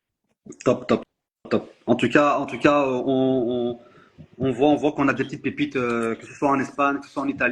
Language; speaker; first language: French; native; French